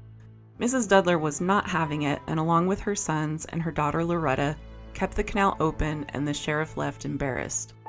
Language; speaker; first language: English; native; English